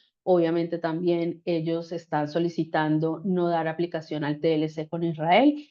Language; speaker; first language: Spanish; native; Spanish